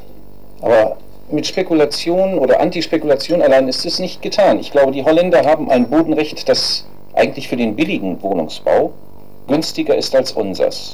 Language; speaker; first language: German; native; German